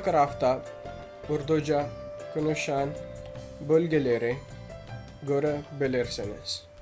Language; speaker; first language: Turkish; non-native, learner; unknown